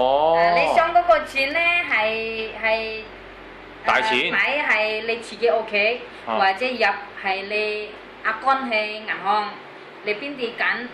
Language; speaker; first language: Chinese; non-native, learner; Indonesian